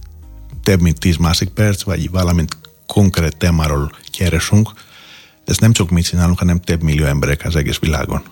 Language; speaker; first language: Hungarian; non-native, fluent; Greek